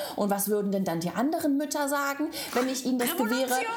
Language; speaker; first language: German; non-native, fluent; Russian